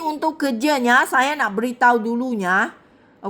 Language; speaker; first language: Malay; non-native, local second language; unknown